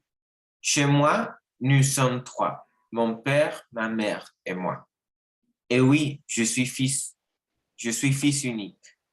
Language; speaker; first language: French; non-native, learner; Spanish